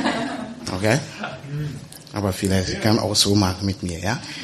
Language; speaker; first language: German; non-native, learner; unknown